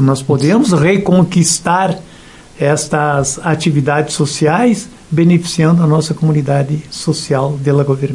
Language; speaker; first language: Portuguese; native; Portuguese